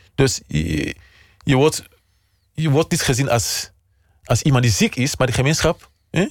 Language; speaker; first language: Dutch; non-native, fluent; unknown